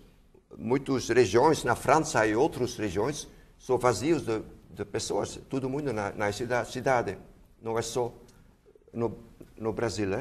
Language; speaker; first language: Portuguese; non-native, fluent; Dutch